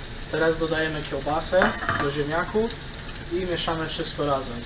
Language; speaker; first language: Polish; early bilingual, heritage; Polish